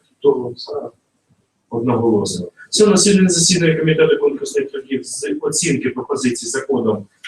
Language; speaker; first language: Ukrainian; non-native, local second language; Russian